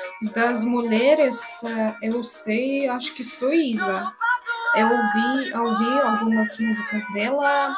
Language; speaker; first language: Portuguese; non-native, learner; Russian